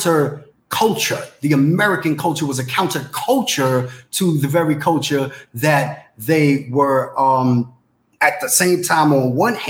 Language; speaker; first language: English; native; English